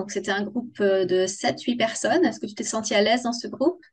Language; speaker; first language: French; native; French